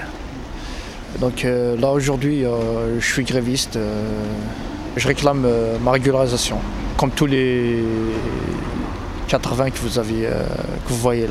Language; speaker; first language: French; non-native, local second language; Arabic